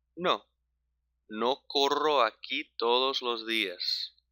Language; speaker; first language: Spanish; non-native, learner; English